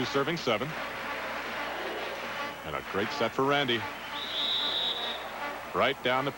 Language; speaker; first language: English; native; English